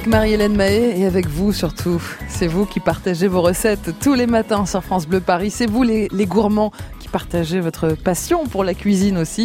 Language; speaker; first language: French; native; French